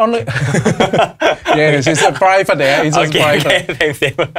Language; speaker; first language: English; non-native, learner; Indonesian